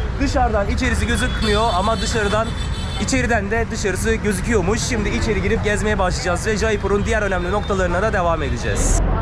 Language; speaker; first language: Turkish; native; Turkish